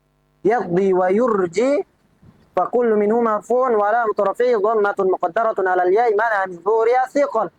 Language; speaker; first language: Arabic; non-native, fluent; Indonesian